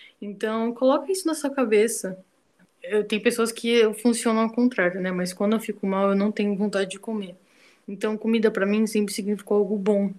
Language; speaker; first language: Portuguese; native; Portuguese